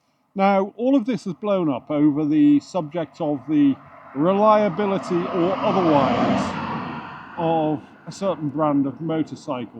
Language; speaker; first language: English; native; English